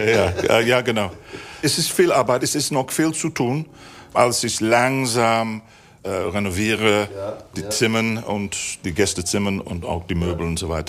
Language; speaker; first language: German; non-native, fluent; English